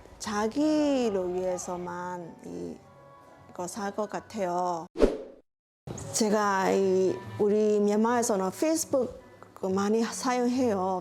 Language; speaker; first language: Korean; non-native, learner; Burmese